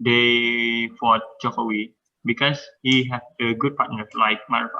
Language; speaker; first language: English; non-native, learner; Indonesian